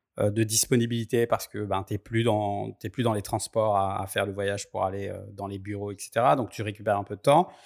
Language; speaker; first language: French; native; French